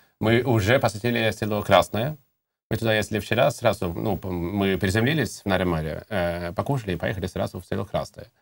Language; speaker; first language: Russian; native; Russian